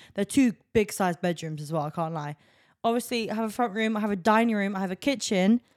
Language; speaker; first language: English; native; English